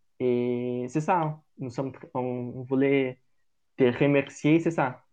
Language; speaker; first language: French; non-native, learner; Portuguese